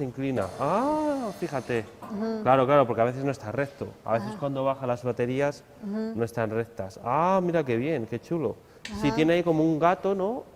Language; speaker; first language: Spanish; native; Spanish